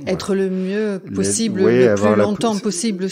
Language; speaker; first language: French; native; French